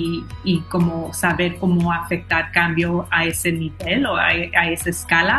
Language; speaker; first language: Spanish; early bilingual, heritage; Spanish